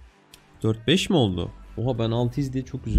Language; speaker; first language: Turkish; native; Turkish